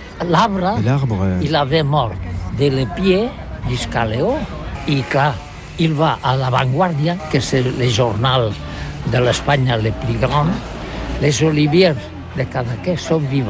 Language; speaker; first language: French; non-native, learner; Catalan